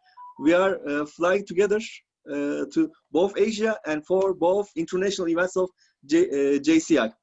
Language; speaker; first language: English; non-native, fluent; Turkish